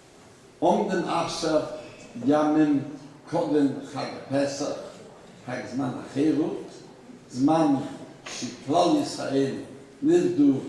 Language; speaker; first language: Hebrew; non-native, fluent; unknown